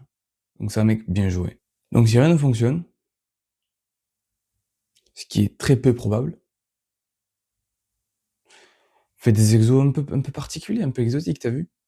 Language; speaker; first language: French; native; French